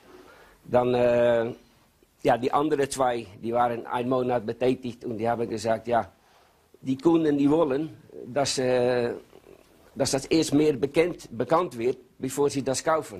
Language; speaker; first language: German; non-native, learner; Dutch